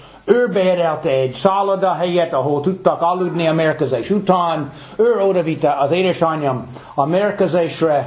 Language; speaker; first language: Hungarian; early bilingual, heritage; English